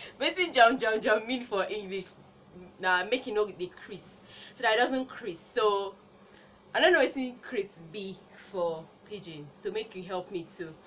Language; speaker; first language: Nigerian Pidgin; non-native, local second language; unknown